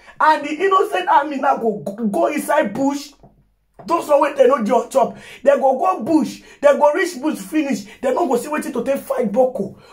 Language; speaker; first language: Nigerian Pidgin; non-native, local second language; Yoruba